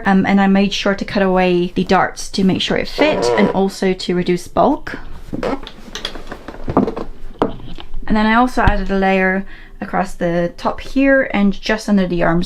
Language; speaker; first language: English; native; English